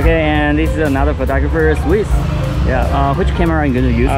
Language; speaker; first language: English; non-native, fluent; Chinese